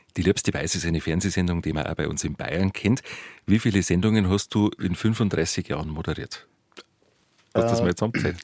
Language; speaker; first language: German; native; German